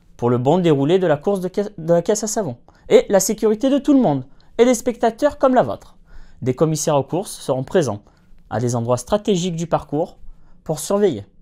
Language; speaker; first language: French; native; French